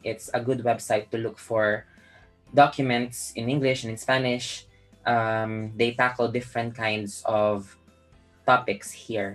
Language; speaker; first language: English; non-native, local second language; Filipino